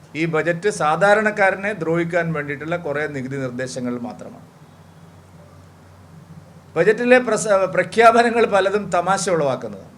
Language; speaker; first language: Malayalam; native; Malayalam